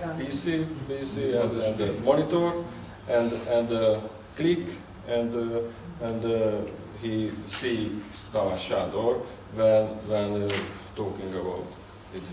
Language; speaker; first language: English; non-native, learner; Hungarian